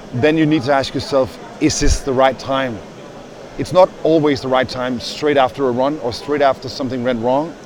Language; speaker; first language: English; non-native, fluent; Danish